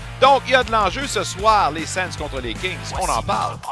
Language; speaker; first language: French; native; French